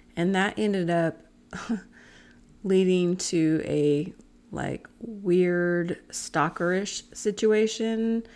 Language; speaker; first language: English; native; English